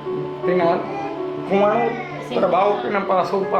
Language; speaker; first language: Filipino; non-native, learner; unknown